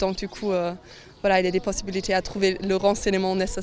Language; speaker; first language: French; non-native, fluent; German